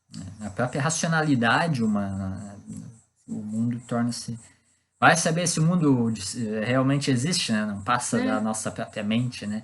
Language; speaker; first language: Portuguese; native; Portuguese